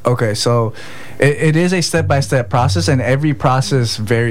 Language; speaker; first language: English; early bilingual, other home language; Spanish